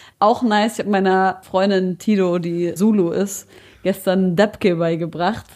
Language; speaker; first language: German; early bilingual, other home language; Arabic